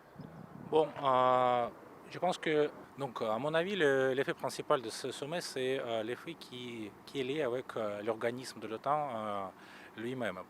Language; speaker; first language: French; non-native, fluent; Russian